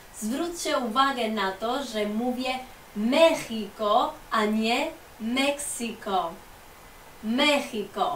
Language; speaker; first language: Polish; non-native, fluent; Spanish